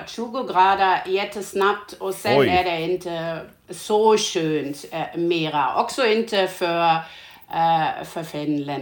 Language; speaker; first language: Swedish; non-native, learner; German